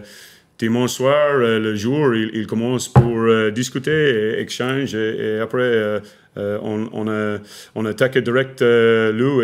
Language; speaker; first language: French; non-native, learner; English